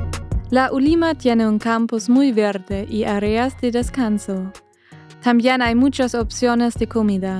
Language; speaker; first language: Spanish; non-native, fluent; German